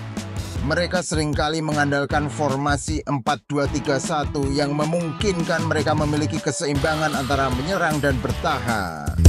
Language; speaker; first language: Indonesian; native; Indonesian